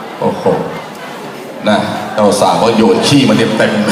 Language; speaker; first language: Thai; native; Thai